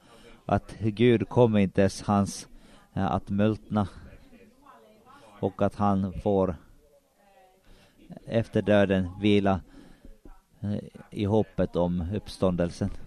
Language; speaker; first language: Swedish; non-native, local second language; Finnish